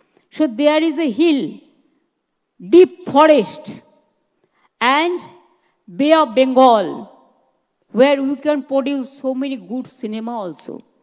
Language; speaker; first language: English; non-native, local second language; Bangla